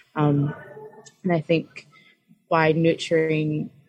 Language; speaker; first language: English; native; English